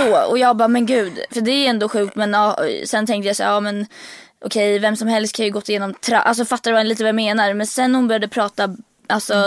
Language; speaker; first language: Swedish; native; Swedish